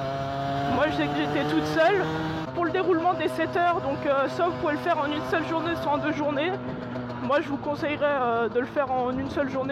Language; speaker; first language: French; native; French